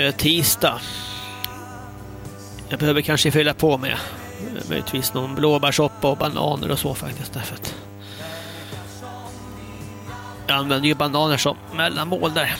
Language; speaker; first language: Swedish; native; Swedish